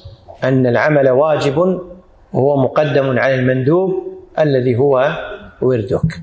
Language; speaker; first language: Arabic; native; Arabic